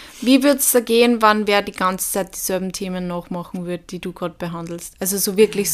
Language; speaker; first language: German; native; German